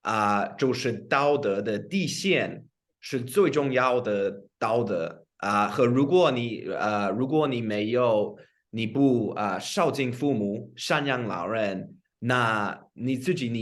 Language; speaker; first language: Chinese; non-native, fluent; English